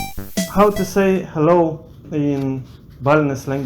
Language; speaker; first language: English; non-native, learner; Russian